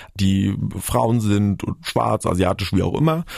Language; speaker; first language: German; native; German